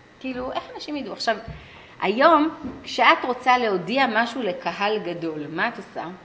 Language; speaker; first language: Hebrew; early bilingual, other home language; English